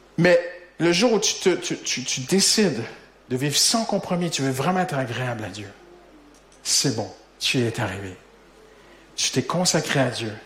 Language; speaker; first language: French; native; French